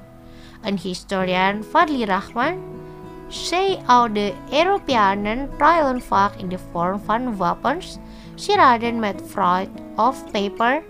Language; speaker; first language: Dutch; non-native, fluent; Indonesian